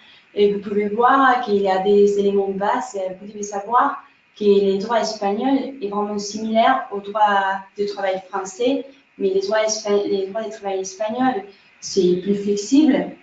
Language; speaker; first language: French; non-native, fluent; Spanish